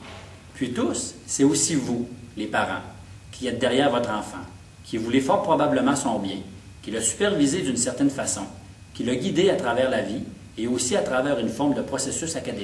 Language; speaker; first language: French; native; French